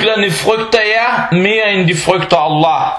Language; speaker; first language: Danish; non-native, fluent; Arabic